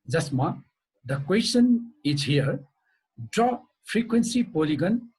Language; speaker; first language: English; non-native, local second language; Nepali